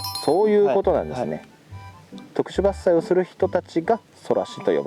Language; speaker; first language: Japanese; native; Japanese